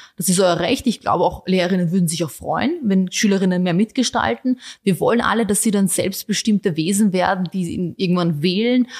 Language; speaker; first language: German; early bilingual, other home language; Bosnian